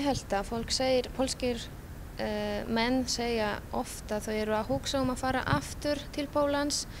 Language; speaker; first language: Icelandic; non-native, fluent; Polish